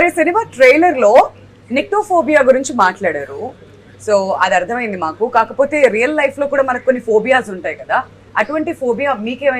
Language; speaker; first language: Telugu; native; Telugu